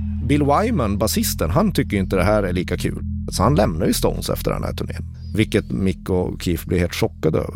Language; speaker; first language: Swedish; native; Swedish